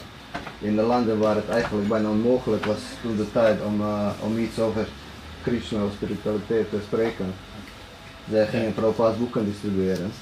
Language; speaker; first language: Dutch; non-native, fluent; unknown